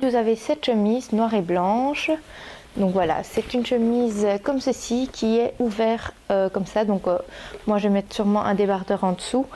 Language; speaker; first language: French; native; French